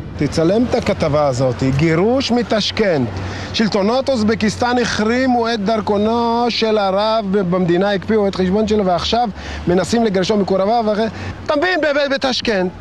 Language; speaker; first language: Hebrew; non-native, local second language; Arabic